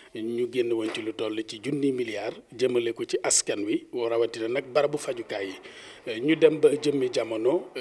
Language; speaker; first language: Wolof; native; Wolof